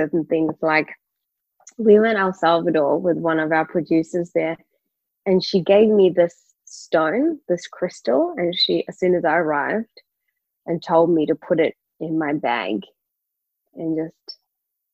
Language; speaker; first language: English; native; English